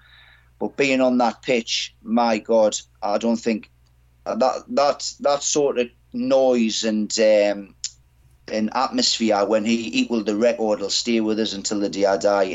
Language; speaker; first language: English; native; English